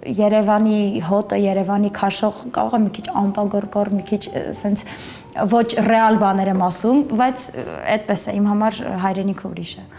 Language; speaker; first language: Armenian; native; Armenian